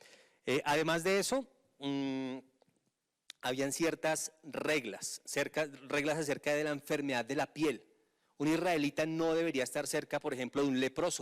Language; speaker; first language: Spanish; native; Spanish